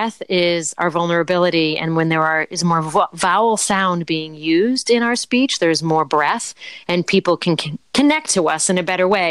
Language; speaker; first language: English; native; English